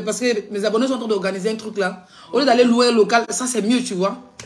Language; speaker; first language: French; non-native, local second language; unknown